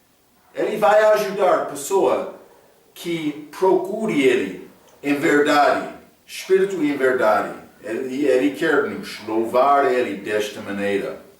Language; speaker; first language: Portuguese; non-native, fluent; English